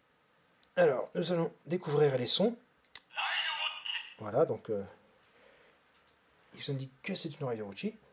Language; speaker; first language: French; native; French